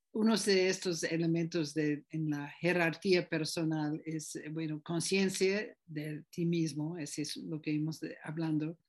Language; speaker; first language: Spanish; non-native, fluent; English